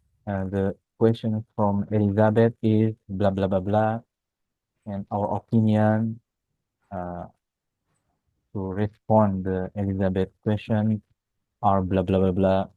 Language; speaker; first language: English; non-native, fluent; Indonesian